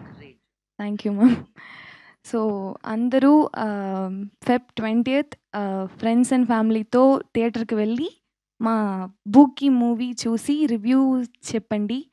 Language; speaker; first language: Telugu; non-native, learner; Tamil